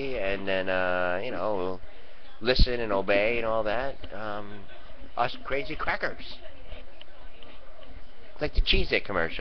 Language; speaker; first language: English; native; English